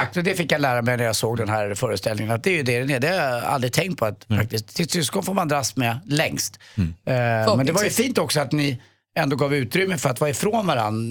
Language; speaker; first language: Swedish; native; Swedish